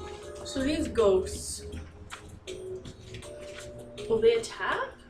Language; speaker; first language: English; native; English